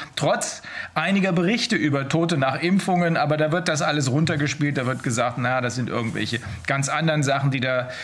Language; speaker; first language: German; native; German